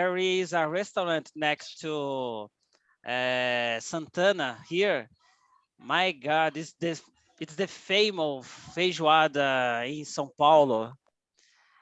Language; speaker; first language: English; non-native, learner; Portuguese